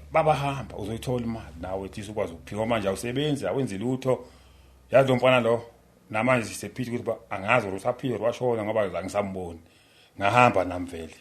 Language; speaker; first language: Zulu; native; Zulu